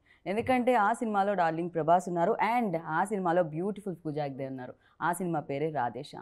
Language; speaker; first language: Telugu; native; Telugu